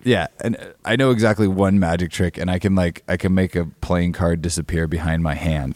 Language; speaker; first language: English; native; English